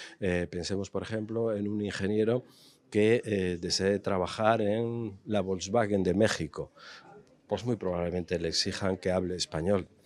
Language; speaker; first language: Spanish; native; Spanish